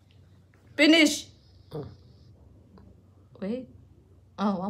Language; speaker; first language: English; non-native, local second language; Filipino